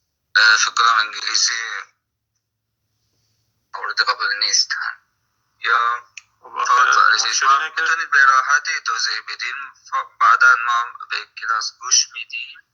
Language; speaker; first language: Persian; non-native, fluent; Arabic